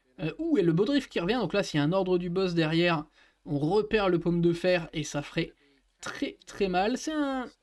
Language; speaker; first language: French; native; French